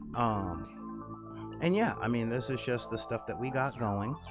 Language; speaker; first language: English; native; English